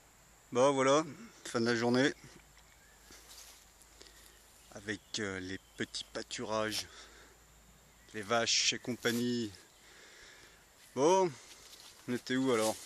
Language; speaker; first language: French; native; French